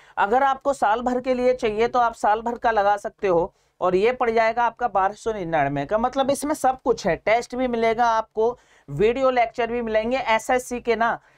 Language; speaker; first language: Hindi; native; Hindi